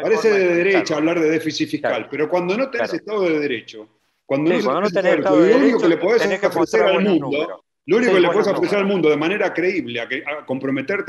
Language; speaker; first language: Spanish; native; Spanish